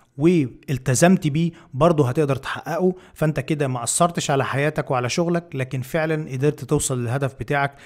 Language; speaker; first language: Arabic; native; Arabic